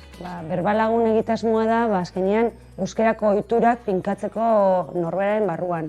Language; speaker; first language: Basque; native; Basque